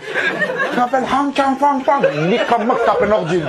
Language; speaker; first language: French; native; French